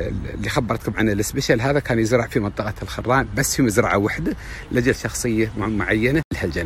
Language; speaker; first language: Arabic; native; Arabic